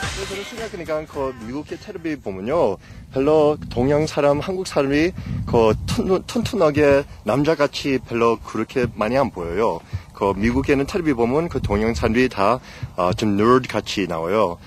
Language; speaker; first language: Korean; early bilingual, heritage; English